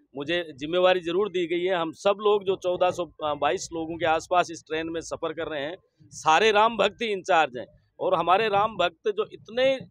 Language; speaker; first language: Hindi; native; Hindi